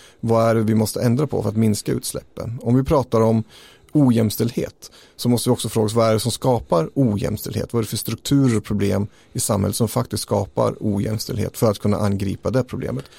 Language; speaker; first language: Swedish; native; Swedish